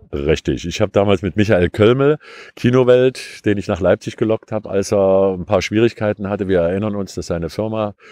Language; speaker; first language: German; native; German